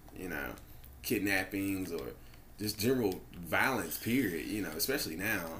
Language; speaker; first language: English; native; English